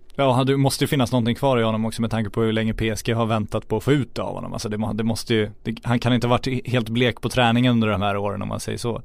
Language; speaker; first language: Swedish; native; Swedish